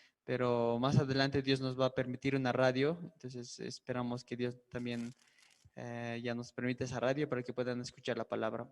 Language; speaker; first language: Spanish; native; Spanish